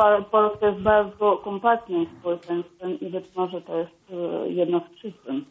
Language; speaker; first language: Polish; non-native, fluent; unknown